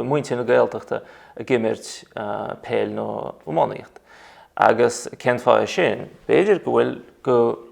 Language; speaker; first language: Irish; non-native, fluent; Russian